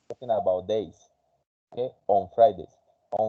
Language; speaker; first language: English; non-native, fluent; Spanish